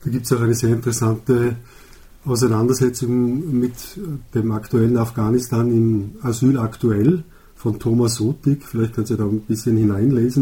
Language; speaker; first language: German; native; German